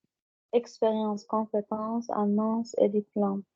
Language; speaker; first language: French; non-native, learner; Arabic